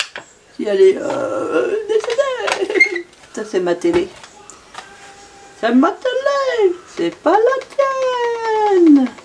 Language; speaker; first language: French; native; French